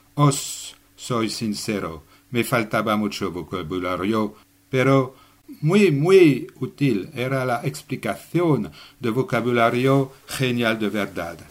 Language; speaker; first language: Spanish; non-native, learner; French